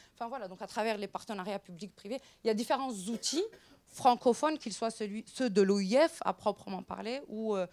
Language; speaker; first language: French; non-native, local second language; Arabic